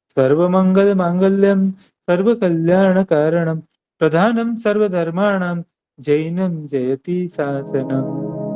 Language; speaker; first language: Hindi; non-native, local second language; Gujarati